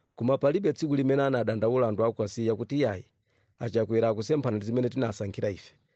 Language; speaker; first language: Nyanja; non-native, local second language; Yao